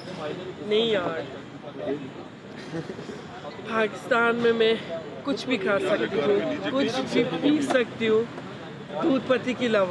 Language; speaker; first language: Hindi; non-native, learner; Turkish